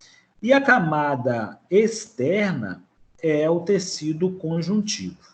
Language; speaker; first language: Portuguese; native; Portuguese